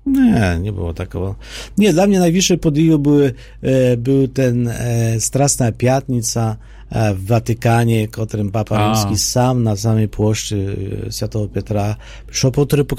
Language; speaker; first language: Polish; non-native, fluent; Ukrainian